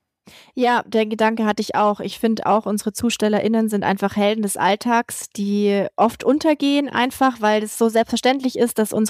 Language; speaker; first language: German; native; German